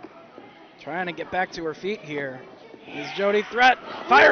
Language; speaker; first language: English; native; English